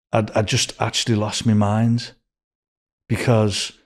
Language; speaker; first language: English; native; English